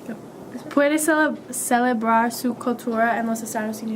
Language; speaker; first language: Spanish; non-native, learner; English